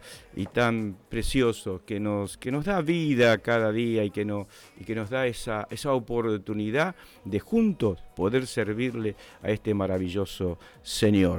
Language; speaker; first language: Spanish; native; Spanish